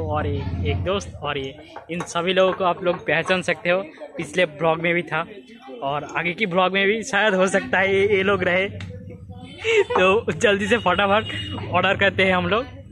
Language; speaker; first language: Hindi; non-native, local second language; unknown